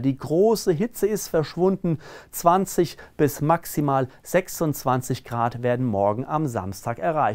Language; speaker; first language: German; native; German